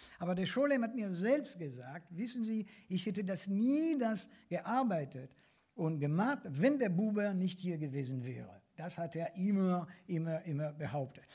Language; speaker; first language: German; non-native, fluent; French